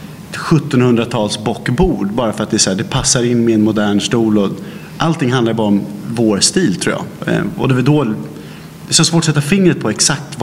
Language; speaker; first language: Swedish; native; Swedish